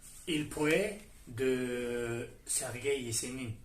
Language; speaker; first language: French; non-native, learner; Tajik